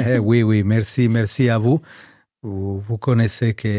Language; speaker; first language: French; non-native, learner; Italian